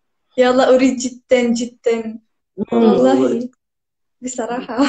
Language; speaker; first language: Arabic; non-native, learner; Turkish